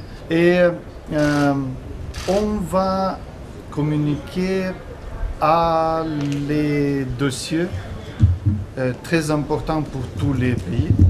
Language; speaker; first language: French; non-native, learner; Ukrainian